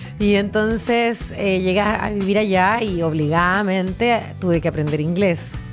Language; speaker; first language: Spanish; native; Spanish